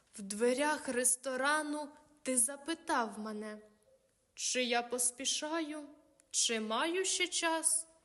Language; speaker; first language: Ukrainian; native; Ukrainian